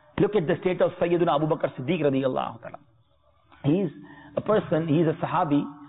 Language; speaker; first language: English; non-native, local second language; Urdu